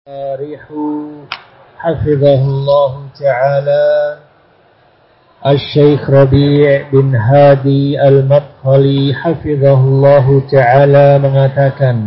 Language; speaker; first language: Arabic; non-native, fluent; Indonesian